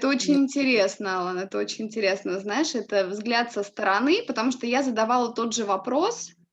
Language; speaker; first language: Russian; native; Russian